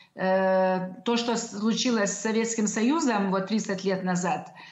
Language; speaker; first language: Russian; non-native, local second language; Lithuanian